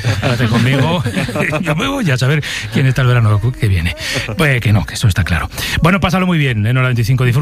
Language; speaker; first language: Spanish; native; Spanish